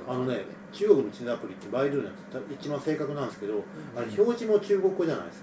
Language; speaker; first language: Japanese; native; Japanese